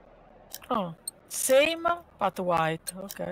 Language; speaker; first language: English; non-native, learner; Hungarian